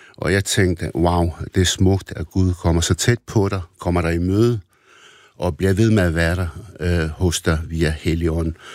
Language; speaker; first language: Danish; early bilingual, other home language; Arabic